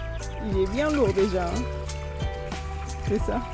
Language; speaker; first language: French; non-native, learner; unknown